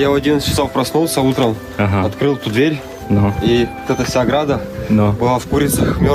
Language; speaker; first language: Russian; native; Russian